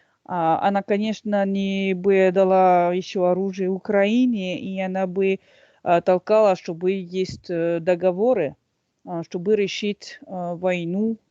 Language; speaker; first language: Russian; non-native, fluent; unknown